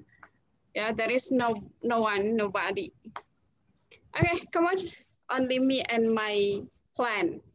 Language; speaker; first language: English; non-native, fluent; Indonesian